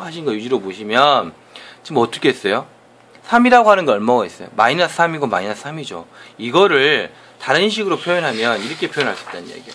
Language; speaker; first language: Korean; native; Korean